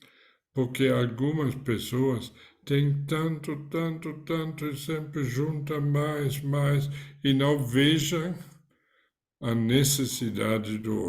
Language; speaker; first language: Portuguese; non-native, fluent; German